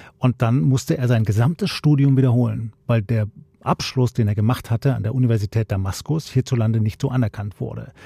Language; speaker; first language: German; native; German